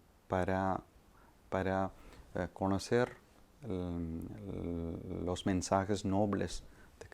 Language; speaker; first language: Spanish; non-native, fluent; Malayalam